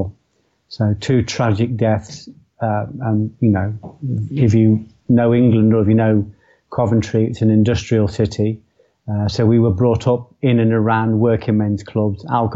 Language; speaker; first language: English; native; English